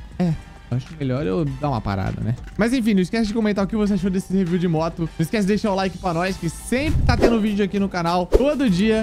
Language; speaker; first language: Portuguese; native; Portuguese